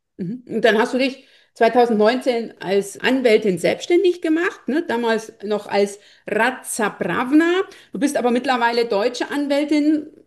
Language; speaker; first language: German; native; German